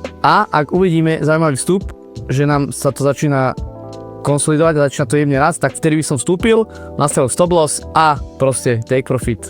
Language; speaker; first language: Slovak; native; Slovak